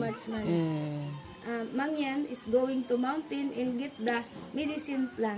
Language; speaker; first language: English; non-native, learner; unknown